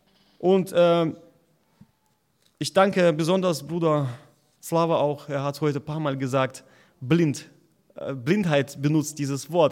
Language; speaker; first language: German; non-native, fluent; Russian